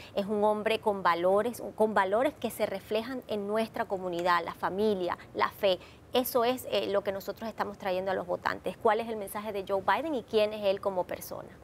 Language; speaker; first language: Spanish; native; Spanish